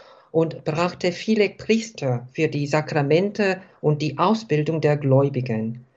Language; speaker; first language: German; non-native, fluent; Korean